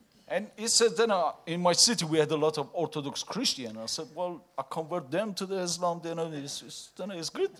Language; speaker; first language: English; non-native, fluent; Persian